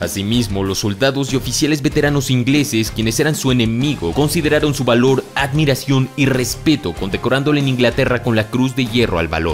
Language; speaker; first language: Spanish; native; Spanish